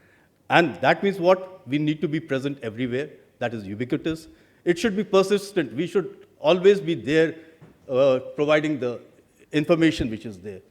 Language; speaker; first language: English; non-native, local second language; Hindi